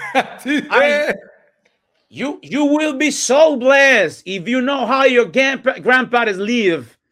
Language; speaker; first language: English; non-native, learner; Spanish